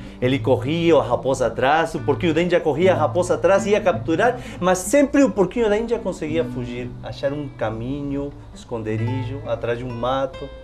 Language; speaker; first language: Portuguese; non-native, fluent; Spanish